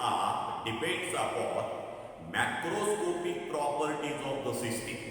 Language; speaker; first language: English; non-native, local second language; Marathi